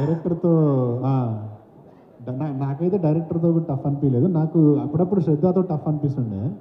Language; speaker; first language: Telugu; native; Telugu